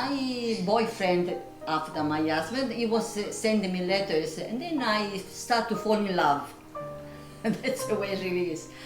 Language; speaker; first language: English; non-native, fluent; Italian